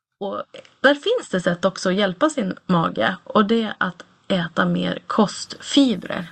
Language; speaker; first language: Swedish; native; Swedish